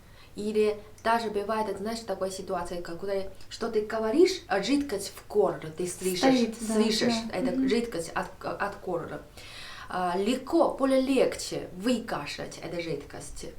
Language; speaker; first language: Russian; non-native, learner; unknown